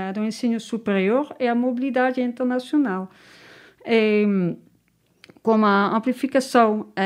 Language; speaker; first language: Portuguese; non-native, learner; Dutch